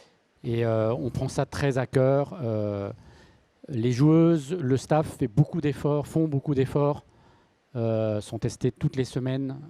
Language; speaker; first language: French; native; French